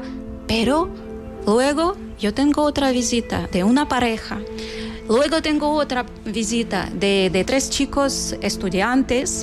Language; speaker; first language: Spanish; non-native, fluent; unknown